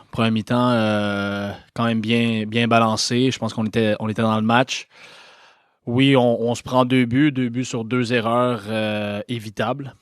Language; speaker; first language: French; native; French